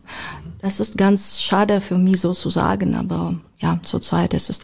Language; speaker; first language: German; non-native, learner; Ukrainian